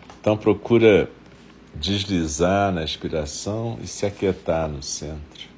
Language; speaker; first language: Portuguese; native; Portuguese